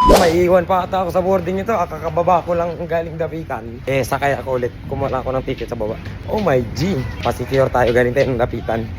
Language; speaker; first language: Filipino; non-native, local second language; Chavacano